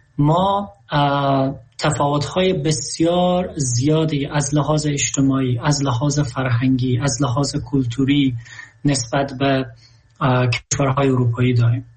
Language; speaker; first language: Persian; native; Persian